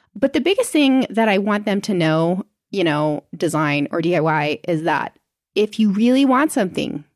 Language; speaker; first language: English; native; English